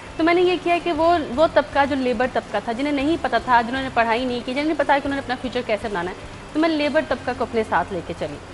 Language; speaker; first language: Urdu; native; Urdu